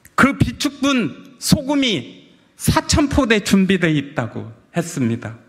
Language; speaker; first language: Korean; native; Korean